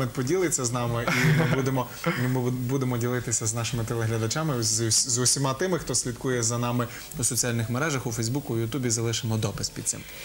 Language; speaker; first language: Ukrainian; native; Ukrainian